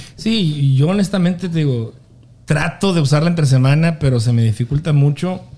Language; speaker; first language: Spanish; native; Spanish